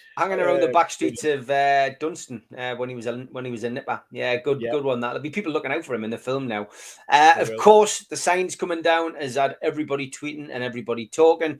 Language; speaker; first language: English; native; English